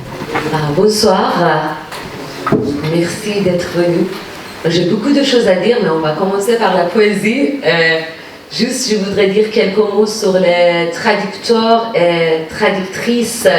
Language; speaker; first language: French; non-native, fluent; Persian